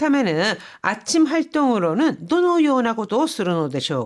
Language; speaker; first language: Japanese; non-native, fluent; Korean